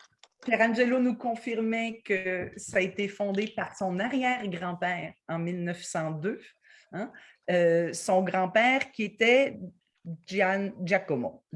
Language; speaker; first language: French; native; French